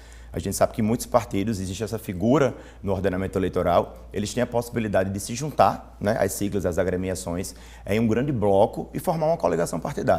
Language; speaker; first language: Portuguese; native; Portuguese